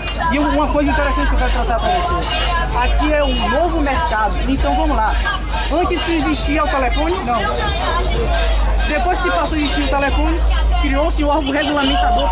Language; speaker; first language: Portuguese; native; Portuguese